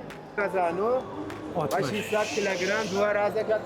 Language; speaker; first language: Russian; non-native, learner; Uzbek